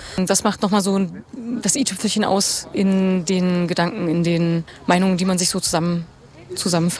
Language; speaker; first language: German; native; German